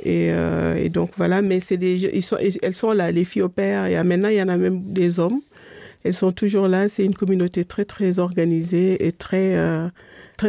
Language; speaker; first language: French; non-native, local second language; Wolof